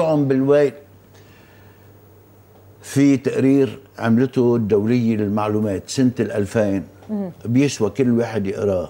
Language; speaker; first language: Arabic; native; Arabic